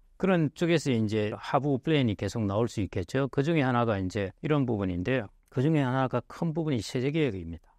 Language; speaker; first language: Korean; native; Korean